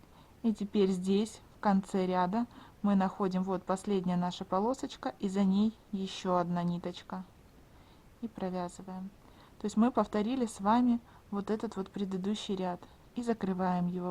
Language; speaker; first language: Russian; native; Russian